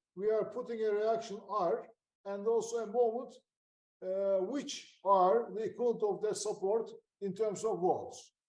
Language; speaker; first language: English; non-native, fluent; Turkish